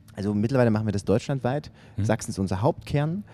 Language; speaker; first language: German; native; German